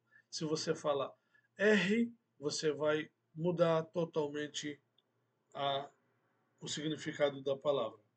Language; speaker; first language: Portuguese; non-native, fluent; Arabic